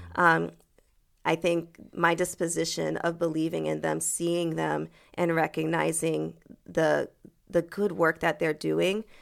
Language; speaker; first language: English; early bilingual, other home language; French